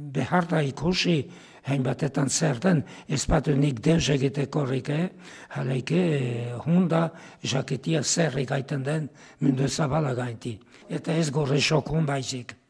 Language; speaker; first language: Basque; native; Basque